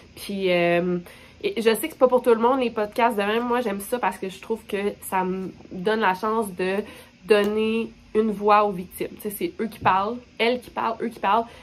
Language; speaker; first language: French; native; French